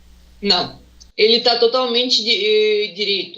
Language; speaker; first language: Portuguese; non-native, fluent; Russian